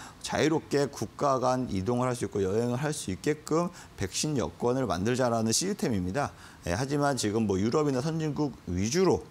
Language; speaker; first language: Korean; native; Korean